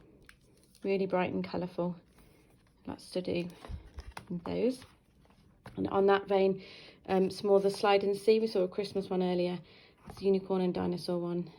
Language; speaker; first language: English; native; English